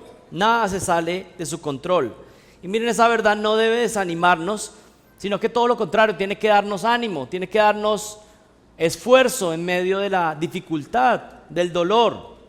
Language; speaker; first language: Spanish; native; Spanish